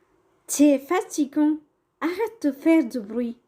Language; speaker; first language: French; non-native, fluent; Tamil